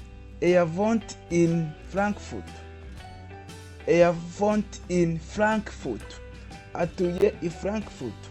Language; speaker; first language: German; non-native, fluent; Kinyarwanda